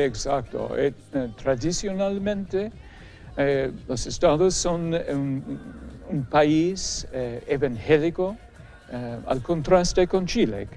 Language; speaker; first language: Spanish; non-native, fluent; English